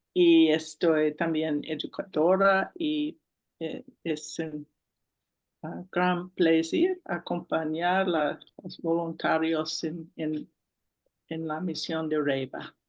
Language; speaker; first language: Spanish; non-native, learner; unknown